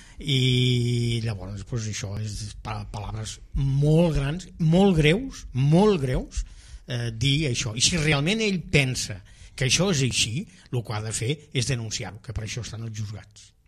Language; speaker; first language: Catalan; non-native, local second language; Spanish